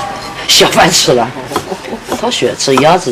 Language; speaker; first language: Chinese; native; Chinese